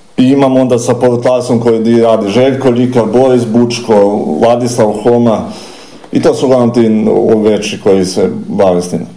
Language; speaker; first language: Croatian; non-native, local second language; Rusyn